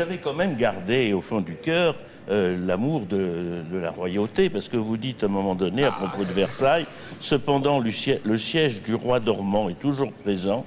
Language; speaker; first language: French; native; French